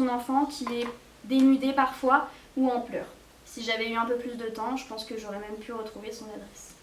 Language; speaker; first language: French; native; French